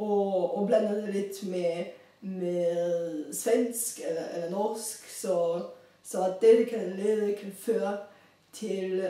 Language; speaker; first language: Danish; non-native, fluent; Bulgarian